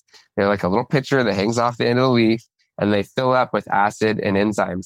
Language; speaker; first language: English; native; English